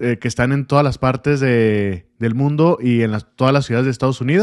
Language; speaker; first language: Spanish; native; Spanish